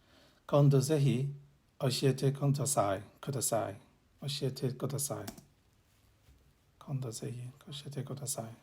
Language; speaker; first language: Japanese; non-native, learner; English